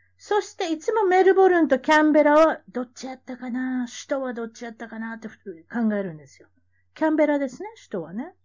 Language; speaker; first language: Japanese; native; Japanese